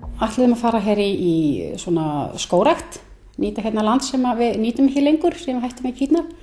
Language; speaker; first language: Icelandic; native; Icelandic